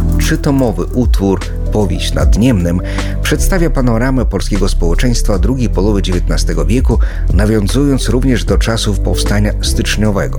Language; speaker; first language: Polish; non-native, local second language; Ukrainian